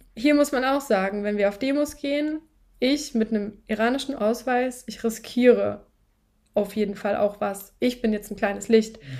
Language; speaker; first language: German; native; German